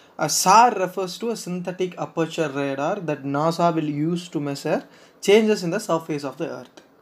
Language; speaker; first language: English; non-native, local second language; Tamil